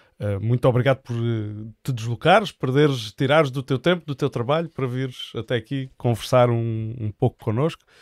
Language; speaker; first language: Portuguese; native; Portuguese